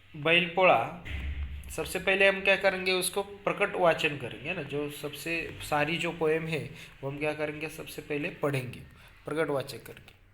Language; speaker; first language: Hindi; non-native, local second language; Marathi